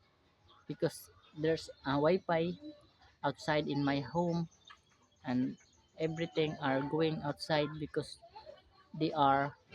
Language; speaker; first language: English; non-native, learner; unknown